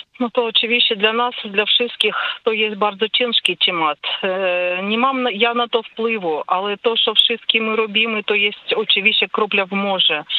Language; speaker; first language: Polish; non-native, learner; Ukrainian